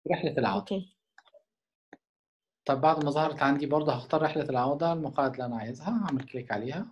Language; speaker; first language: Arabic; native; Arabic